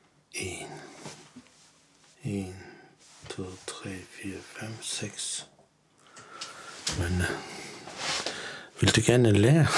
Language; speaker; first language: Danish; non-native, fluent; Turkish